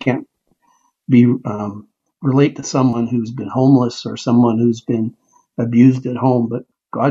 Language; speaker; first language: English; native; English